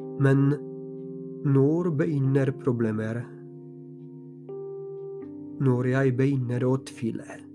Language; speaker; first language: Norwegian; non-native, fluent; Polish